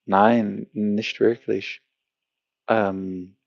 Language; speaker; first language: German; non-native, learner; English